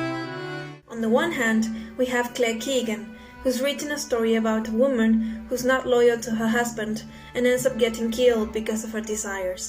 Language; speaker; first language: English; non-native, fluent; Spanish